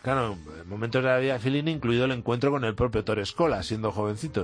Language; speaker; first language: Spanish; native; Spanish